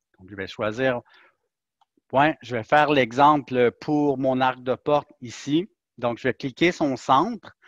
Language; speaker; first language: French; native; French